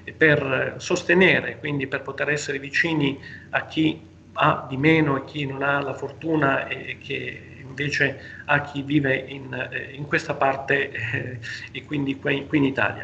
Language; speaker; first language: Italian; native; Italian